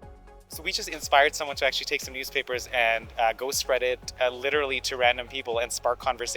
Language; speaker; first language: English; native; English